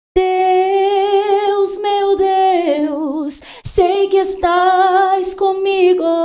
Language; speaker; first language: Portuguese; native; Portuguese